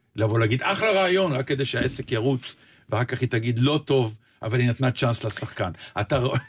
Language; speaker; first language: Hebrew; native; Hebrew